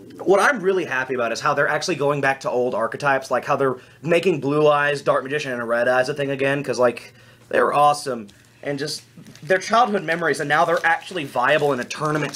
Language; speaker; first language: English; native; English